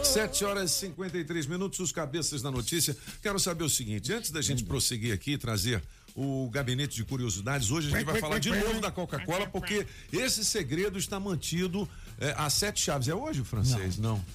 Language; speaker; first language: Portuguese; native; Portuguese